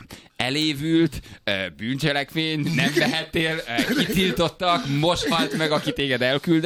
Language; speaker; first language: Hungarian; native; Hungarian